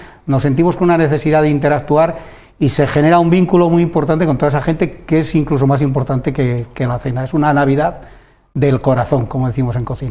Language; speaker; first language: Spanish; native; Spanish